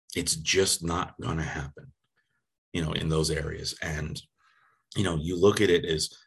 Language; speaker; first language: English; native; English